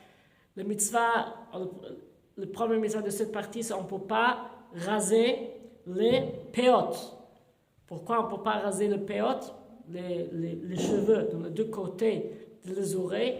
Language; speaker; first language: French; non-native, fluent; English